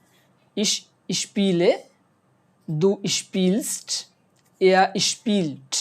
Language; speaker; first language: German; non-native, fluent; Bangla